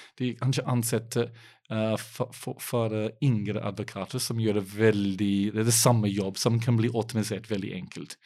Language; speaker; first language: Norwegian; non-native, fluent; English